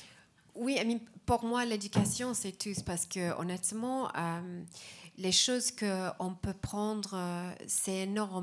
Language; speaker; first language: French; non-native, fluent; English